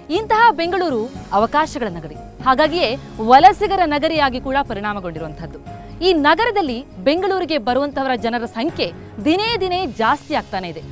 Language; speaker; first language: Kannada; native; Kannada